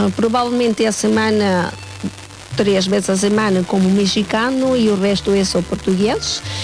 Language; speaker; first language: Portuguese; non-native, fluent; Spanish